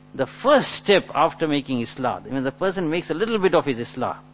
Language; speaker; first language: English; native; English